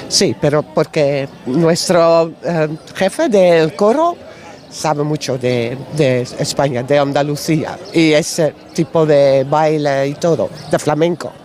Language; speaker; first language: Spanish; non-native, learner; Dutch